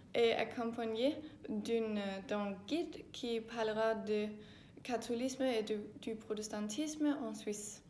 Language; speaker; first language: French; non-native, learner; Danish